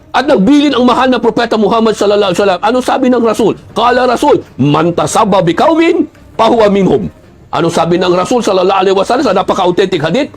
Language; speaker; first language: Filipino; native; Filipino